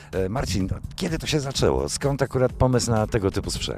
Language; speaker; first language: Polish; native; Polish